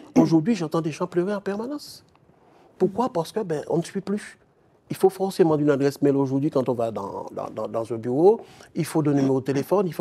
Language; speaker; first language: French; native; French